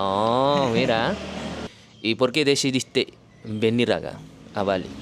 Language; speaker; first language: Spanish; non-native, fluent; Indonesian